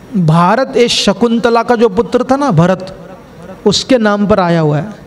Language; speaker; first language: Hindi; non-native, local second language; Kannada